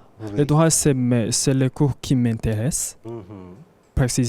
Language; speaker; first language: French; non-native, learner; Kinyarwanda